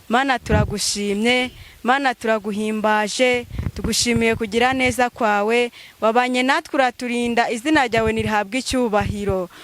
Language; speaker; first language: Kinyarwanda; native; Kinyarwanda